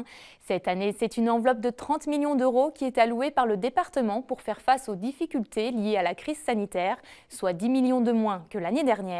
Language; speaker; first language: French; native; French